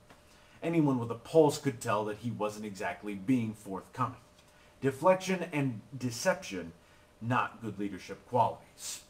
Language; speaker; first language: English; native; English